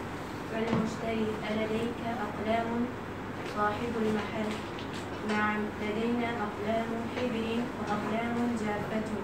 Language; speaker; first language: Arabic; non-native, learner; Urdu